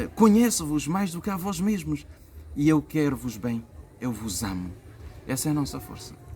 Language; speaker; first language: Portuguese; non-native, local second language; Kabuverdianu